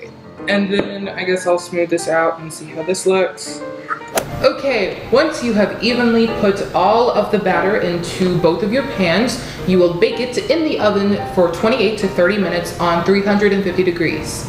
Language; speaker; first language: English; native; English